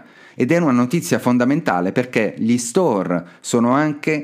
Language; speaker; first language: Italian; native; Italian